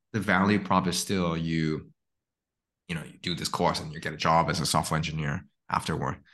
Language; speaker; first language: English; native; English